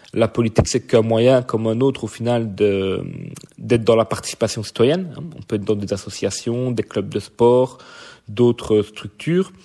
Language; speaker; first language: French; native; French